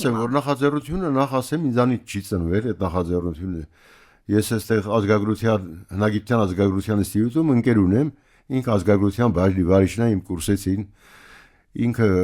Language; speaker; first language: Armenian; native; Armenian